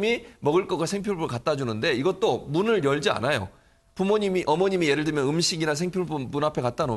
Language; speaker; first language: Korean; native; Korean